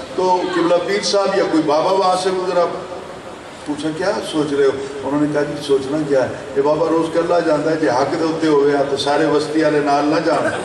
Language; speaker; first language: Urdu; non-native, local second language; Saraiki